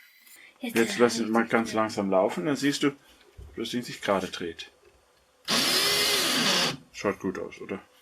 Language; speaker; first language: German; native; German